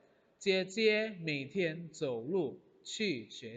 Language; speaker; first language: Chinese; non-native, fluent; Indonesian